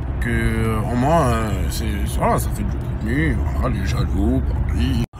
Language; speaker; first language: French; native; French